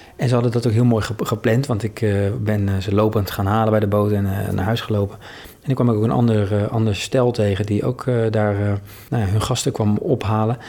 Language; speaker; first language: Dutch; native; Dutch